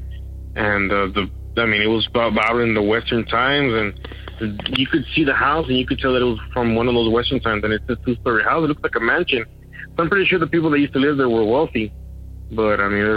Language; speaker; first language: English; native; English